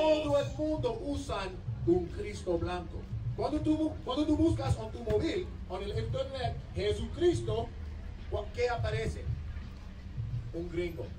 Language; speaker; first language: Spanish; non-native, learner; English